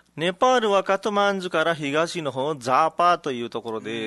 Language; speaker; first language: Japanese; non-native, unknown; Nepali